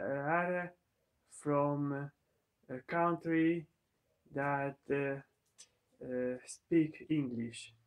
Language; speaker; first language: English; non-native, learner; Italian